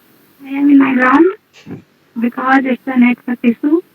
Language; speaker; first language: English; non-native, learner; Hindi